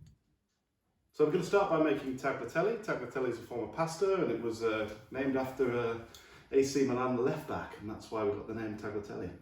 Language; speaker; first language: English; native; English